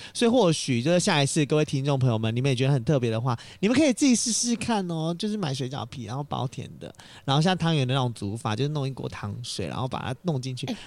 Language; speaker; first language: Chinese; native; Chinese